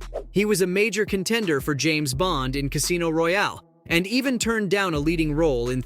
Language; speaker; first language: English; native; English